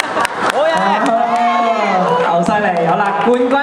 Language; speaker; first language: Cantonese; native; Cantonese